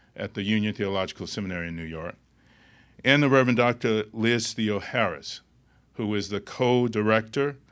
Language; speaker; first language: English; native; English